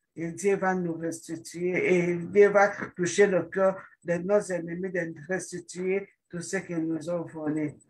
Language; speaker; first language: French; non-native, local second language; Lingala